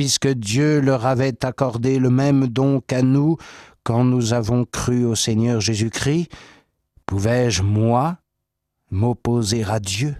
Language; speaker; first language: French; native; French